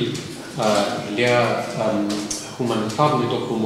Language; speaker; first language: Ukrainian; non-native, fluent; English